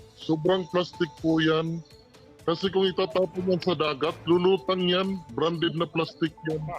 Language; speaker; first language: Filipino; non-native, local second language; Waray